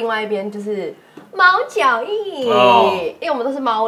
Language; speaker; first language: Chinese; native; Chinese